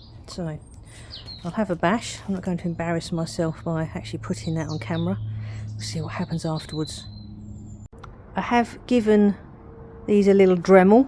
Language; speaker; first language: English; native; English